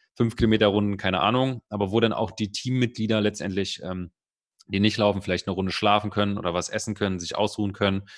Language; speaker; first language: German; native; German